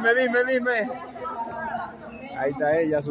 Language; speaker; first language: Spanish; native; Spanish